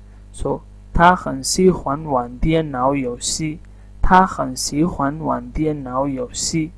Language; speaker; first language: Chinese; non-native, learner; Urdu